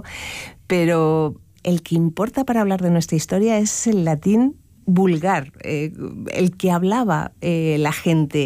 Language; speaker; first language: Spanish; native; Spanish